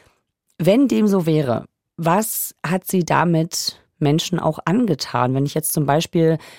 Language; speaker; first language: German; native; German